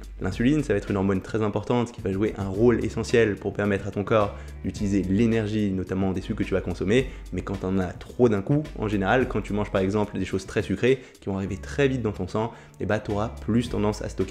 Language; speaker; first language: French; native; French